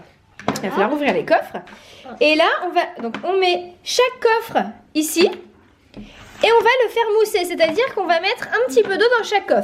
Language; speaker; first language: French; native; French